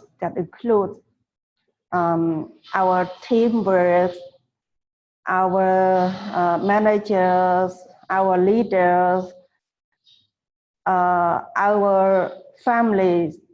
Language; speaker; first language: English; non-native, fluent; Khmer